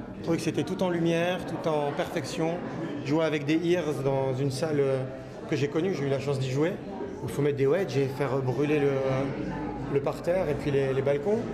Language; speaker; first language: French; native; French